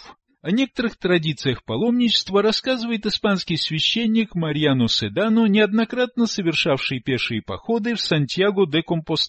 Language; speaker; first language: Russian; native; Russian